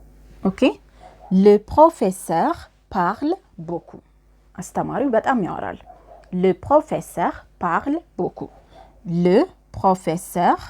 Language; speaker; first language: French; non-native, fluent; Amharic